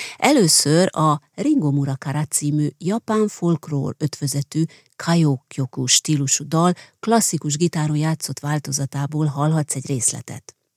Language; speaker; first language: Hungarian; native; Hungarian